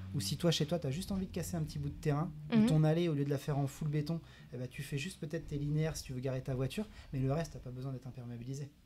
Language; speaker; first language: French; native; French